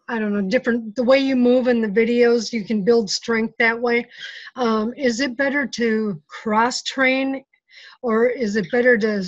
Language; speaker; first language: English; native; English